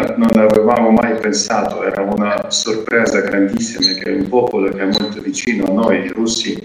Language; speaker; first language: Italian; non-native, fluent; Ukrainian